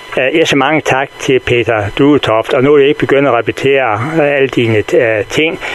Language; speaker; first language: Danish; native; Danish